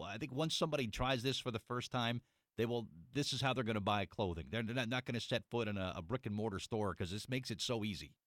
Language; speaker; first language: English; native; English